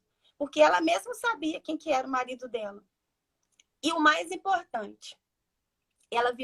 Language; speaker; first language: Portuguese; native; Portuguese